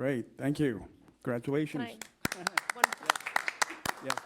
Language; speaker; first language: English; native; English